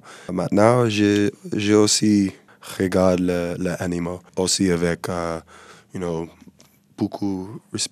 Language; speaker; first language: French; non-native, learner; English